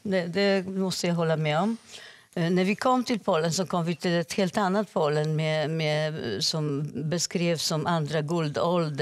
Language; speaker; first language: Swedish; non-native, fluent; Polish